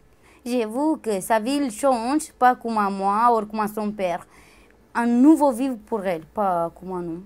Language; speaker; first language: French; non-native, learner; Romanian